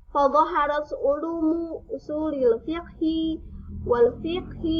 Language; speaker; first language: Arabic; non-native, fluent; Indonesian